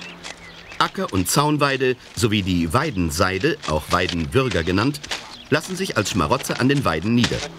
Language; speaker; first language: German; native; German